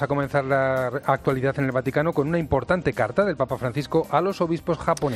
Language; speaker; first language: Spanish; native; Spanish